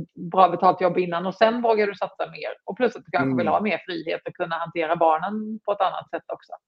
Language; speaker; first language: Swedish; native; Swedish